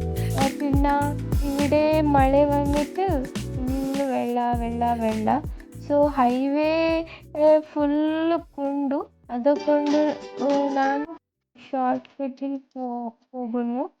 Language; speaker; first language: Malayalam; non-native, learner; Kannada